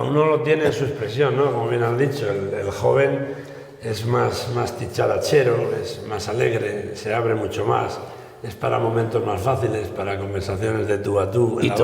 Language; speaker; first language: Spanish; native; Spanish